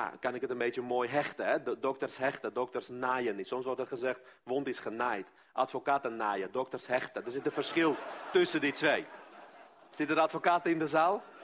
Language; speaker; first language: Dutch; non-native, fluent; Armenian